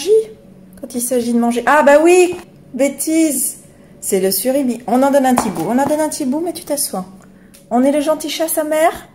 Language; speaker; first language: French; native; French